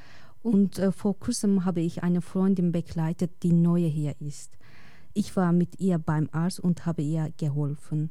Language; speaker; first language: German; non-native, fluent; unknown